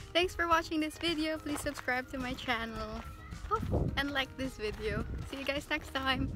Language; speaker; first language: English; non-native, local second language; Filipino